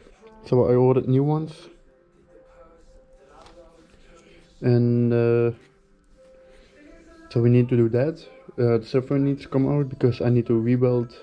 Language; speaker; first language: English; non-native, fluent; Dutch